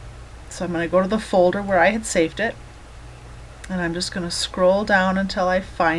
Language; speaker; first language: English; native; English